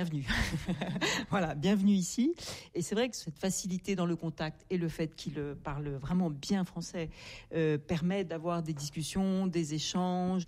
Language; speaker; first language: French; native; French